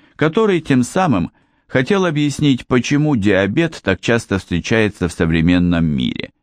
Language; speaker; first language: Russian; native; Russian